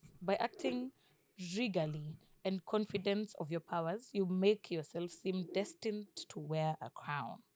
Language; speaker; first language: English; non-native, local second language; Swahili